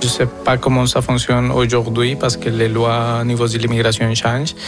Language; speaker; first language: French; non-native, fluent; Spanish